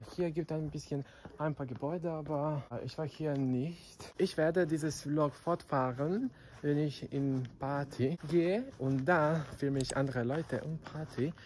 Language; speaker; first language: German; non-native, learner; Serbian